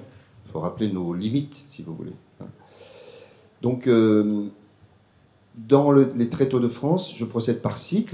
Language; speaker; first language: French; native; French